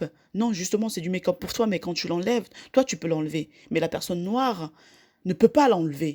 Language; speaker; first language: French; native; French